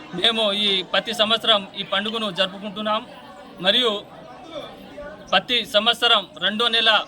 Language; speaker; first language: Telugu; non-native, local second language; Lambadi